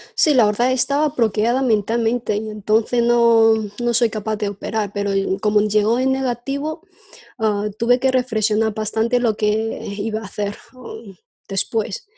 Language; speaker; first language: Spanish; non-native, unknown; Chinese